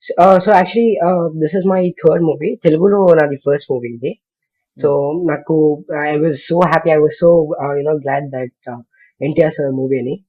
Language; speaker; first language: Telugu; non-native, learner; Kannada